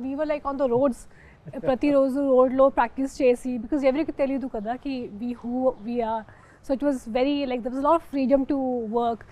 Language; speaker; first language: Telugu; non-native, fluent; Hindi